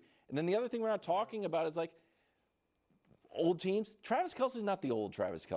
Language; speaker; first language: English; native; English